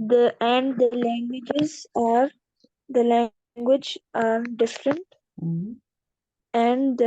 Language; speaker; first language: English; non-native, local second language; Urdu